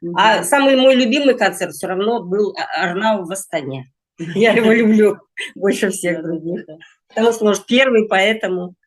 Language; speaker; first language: Russian; native; Russian